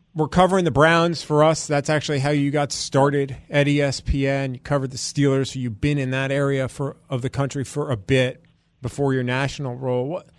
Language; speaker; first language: English; native; English